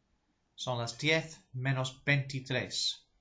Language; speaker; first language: Spanish; non-native, fluent; English